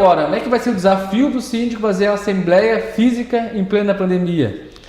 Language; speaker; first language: Portuguese; native; Portuguese